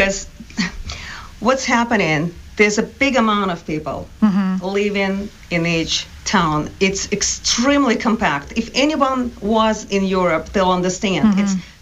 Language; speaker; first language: English; non-native, fluent; Ukrainian